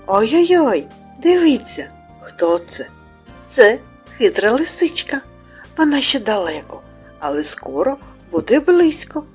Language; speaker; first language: Ukrainian; native; Ukrainian